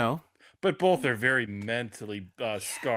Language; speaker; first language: English; native; English